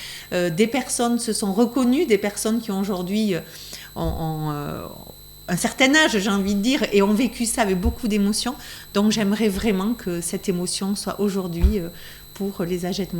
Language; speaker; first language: French; native; French